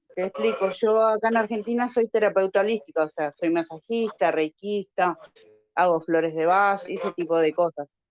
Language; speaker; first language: Spanish; native; Spanish